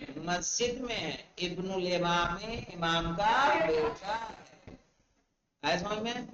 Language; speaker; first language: Urdu; native; Urdu